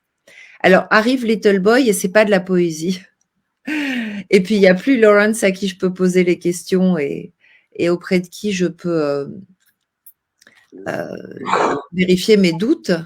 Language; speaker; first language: French; native; French